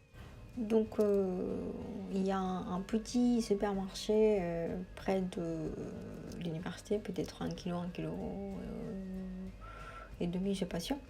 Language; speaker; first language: French; non-native, fluent; Japanese